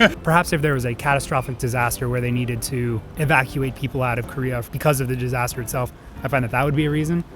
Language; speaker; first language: English; native; English